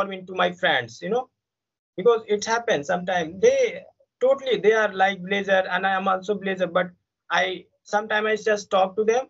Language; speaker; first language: English; non-native, fluent; Hindi